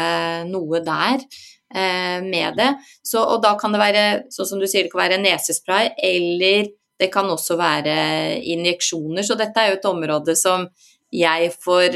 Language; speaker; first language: Norwegian; native; Norwegian